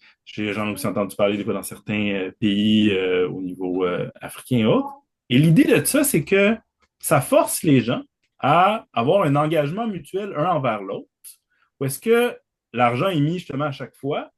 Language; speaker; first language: French; native; French